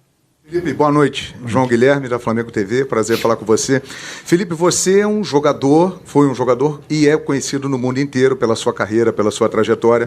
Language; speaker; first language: Portuguese; native; Portuguese